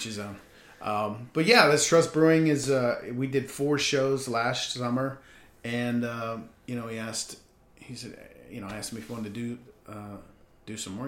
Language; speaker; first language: English; native; English